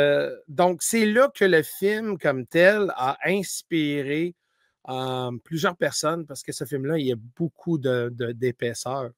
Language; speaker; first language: French; native; French